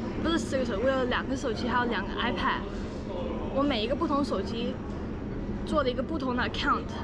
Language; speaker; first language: Chinese; early bilingual, other home language; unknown